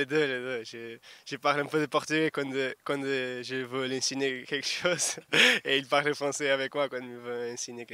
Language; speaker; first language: French; non-native, fluent; Portuguese